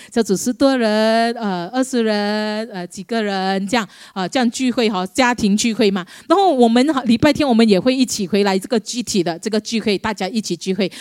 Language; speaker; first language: Chinese; native; Chinese